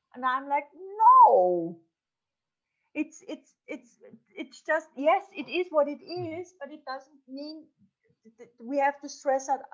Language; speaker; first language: English; non-native, fluent; German